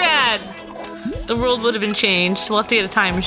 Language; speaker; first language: English; native; English